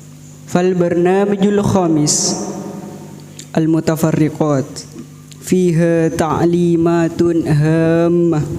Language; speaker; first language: Arabic; non-native, fluent; Indonesian